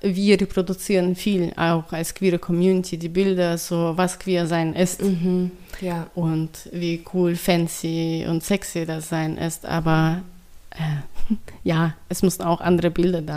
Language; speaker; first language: German; non-native, fluent; Russian